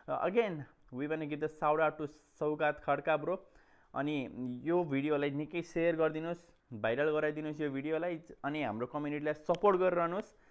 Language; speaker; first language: Nepali; native; Nepali